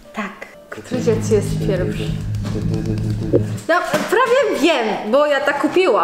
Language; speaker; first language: Polish; non-native, learner; Korean